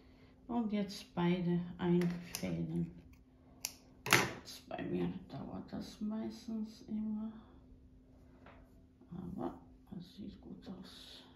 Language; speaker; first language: German; non-native, learner; Croatian